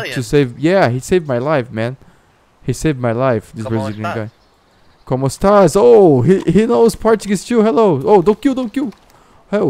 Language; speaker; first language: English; non-native, fluent; Portuguese